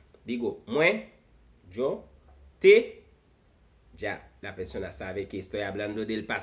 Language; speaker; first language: Spanish; non-native, fluent; Haitian Creole